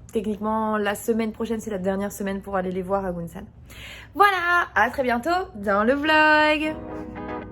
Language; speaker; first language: French; native; French